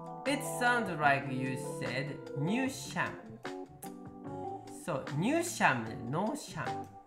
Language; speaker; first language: English; non-native, learner; Japanese